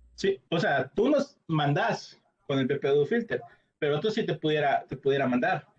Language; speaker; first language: Spanish; native; Spanish